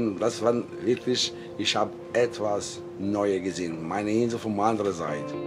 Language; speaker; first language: German; non-native, learner; Portuguese